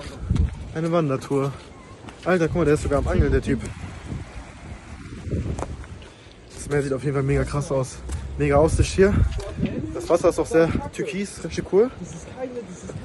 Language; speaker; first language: German; native; German